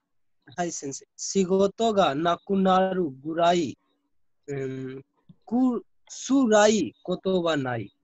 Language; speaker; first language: Japanese; non-native, learner; Hindi